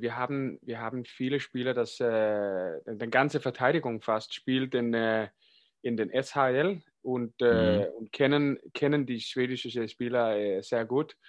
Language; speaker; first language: German; non-native, fluent; Danish